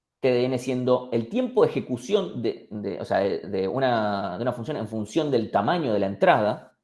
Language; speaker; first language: Spanish; native; Spanish